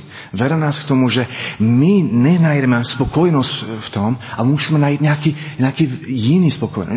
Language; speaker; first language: Czech; non-native, learner; English